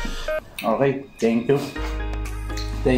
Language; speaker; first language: English; non-native, local second language; Filipino